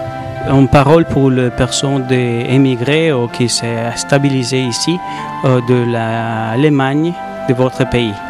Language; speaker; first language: French; non-native, learner; Spanish